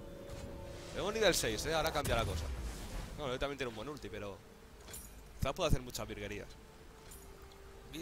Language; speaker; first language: Spanish; native; Spanish